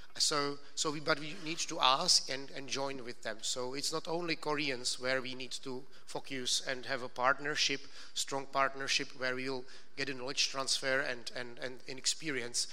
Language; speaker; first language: English; non-native, fluent; Czech